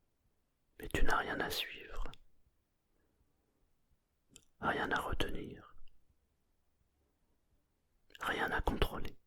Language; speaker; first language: French; native; French